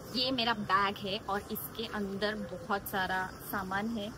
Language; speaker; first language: Hindi; non-native, local second language; Marathi